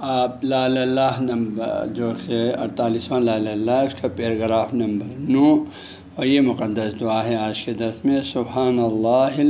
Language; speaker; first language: Urdu; non-native, local second language; Balti